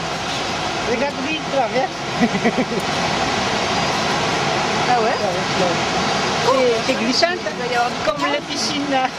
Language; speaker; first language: French; non-native, local second language; Malagasy